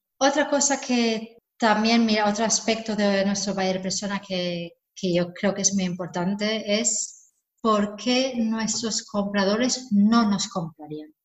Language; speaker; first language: Spanish; non-native, fluent; English